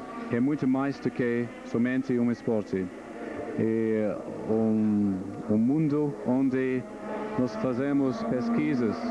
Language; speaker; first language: Portuguese; non-native, learner; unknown